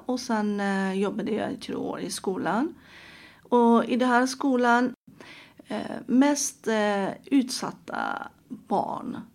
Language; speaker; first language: Swedish; non-native, fluent; Persian